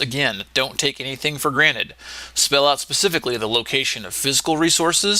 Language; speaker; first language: English; native; English